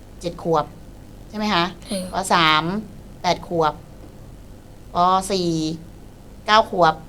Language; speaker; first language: Thai; native; Thai